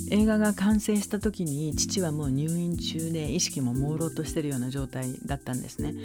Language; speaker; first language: Japanese; native; Japanese